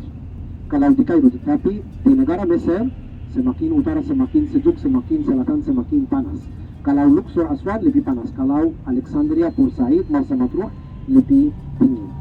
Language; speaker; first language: Indonesian; non-native, fluent; Arabic